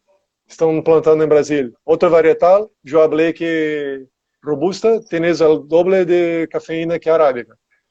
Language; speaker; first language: Spanish; non-native, learner; Portuguese